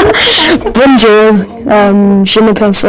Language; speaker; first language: French; non-native, learner; English